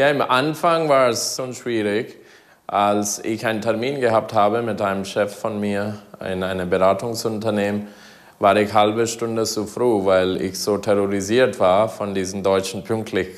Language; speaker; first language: German; non-native, learner; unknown